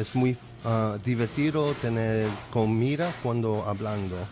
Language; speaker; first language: Spanish; non-native, learner; English